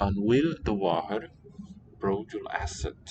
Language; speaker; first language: Irish; non-native, learner; English